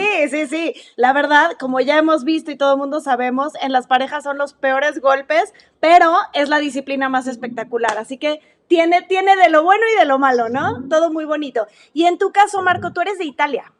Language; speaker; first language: Spanish; native; Spanish